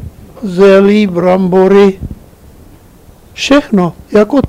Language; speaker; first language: Czech; early bilingual, heritage; Czech